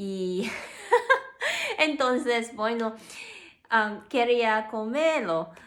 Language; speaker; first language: Spanish; non-native, learner; Cantonese